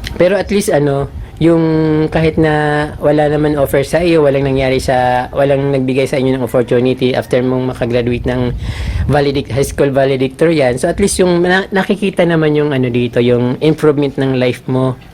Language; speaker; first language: Filipino; non-native, local second language; Bikol